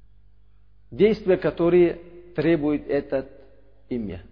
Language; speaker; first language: Russian; non-native, learner; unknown